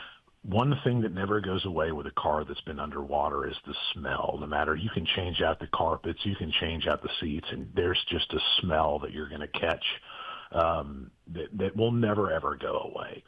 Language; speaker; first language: English; native; English